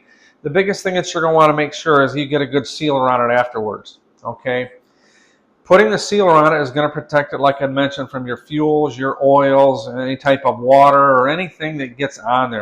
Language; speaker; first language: English; native; English